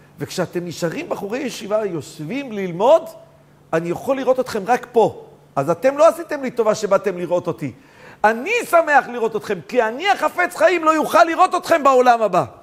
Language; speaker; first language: Hebrew; native; Hebrew